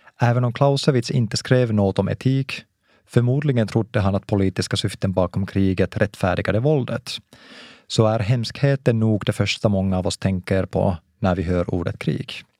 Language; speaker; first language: Swedish; non-native, local second language; Finnish